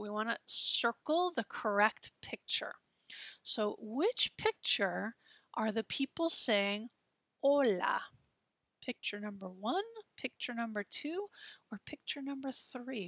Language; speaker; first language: English; native; English